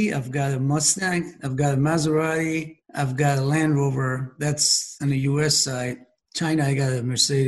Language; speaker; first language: English; non-native, fluent; Persian